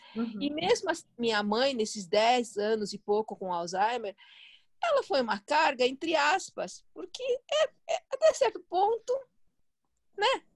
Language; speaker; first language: Portuguese; early bilingual, other home language; Chinese